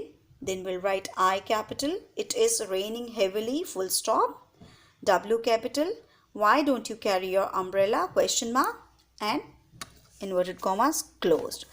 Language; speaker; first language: English; non-native, local second language; Hindi